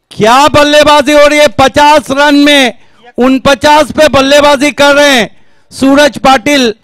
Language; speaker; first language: Hindi; non-native, local second language; Marathi